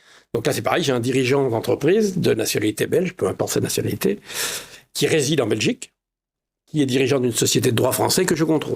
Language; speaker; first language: French; native; French